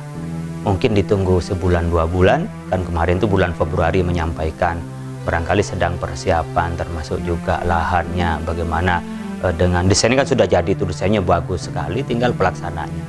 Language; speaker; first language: Indonesian; non-native, local second language; Madurese